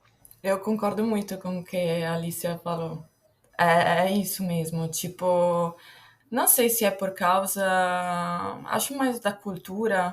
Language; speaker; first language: Portuguese; non-native, fluent; Italian